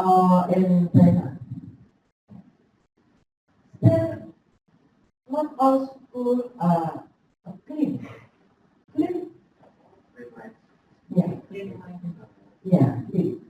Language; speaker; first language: English; non-native, fluent; Indonesian